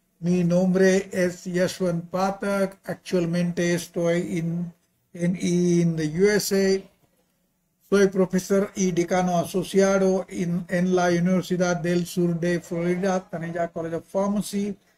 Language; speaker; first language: Spanish; non-native, learner; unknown